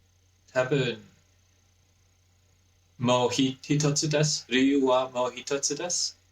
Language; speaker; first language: Japanese; non-native, learner; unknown